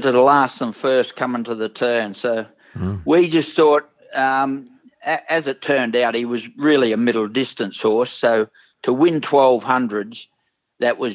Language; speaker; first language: English; native; English